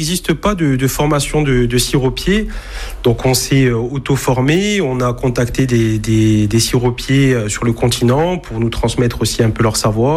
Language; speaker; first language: French; native; French